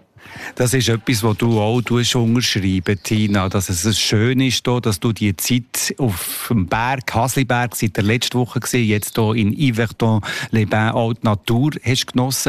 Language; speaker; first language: German; native; German